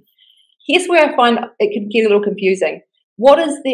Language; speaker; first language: English; native; English